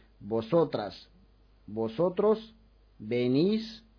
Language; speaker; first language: Spanish; non-native, fluent; Arabic